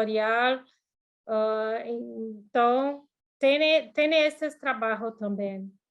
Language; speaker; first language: Spanish; non-native, learner; Portuguese